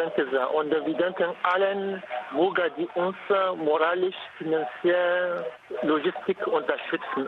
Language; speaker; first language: German; non-native, fluent; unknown